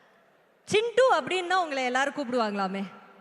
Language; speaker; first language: Tamil; native; Tamil